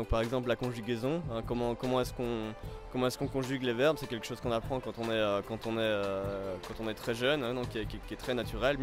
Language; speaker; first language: French; native; French